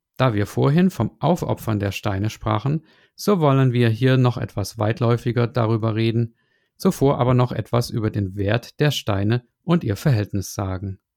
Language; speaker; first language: German; native; German